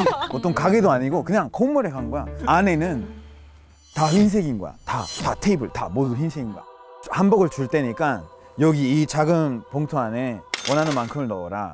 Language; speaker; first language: Korean; non-native, fluent; Spanish